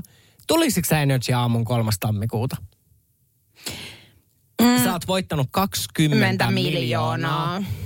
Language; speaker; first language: Finnish; native; Finnish